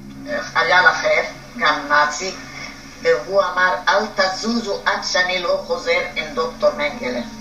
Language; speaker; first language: Hebrew; non-native, fluent; Hungarian